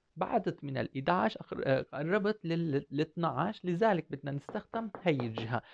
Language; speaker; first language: Arabic; non-native, fluent; Turkish